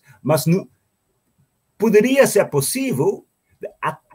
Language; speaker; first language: Portuguese; non-native, fluent; Dutch